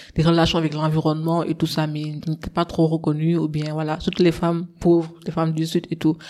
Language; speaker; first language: French; non-native, local second language; Wolof